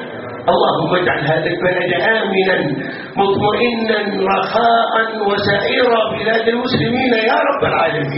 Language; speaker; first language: Arabic; native; Arabic